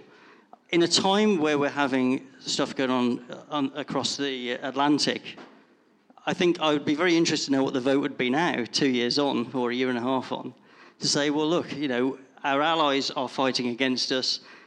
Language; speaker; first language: English; native; English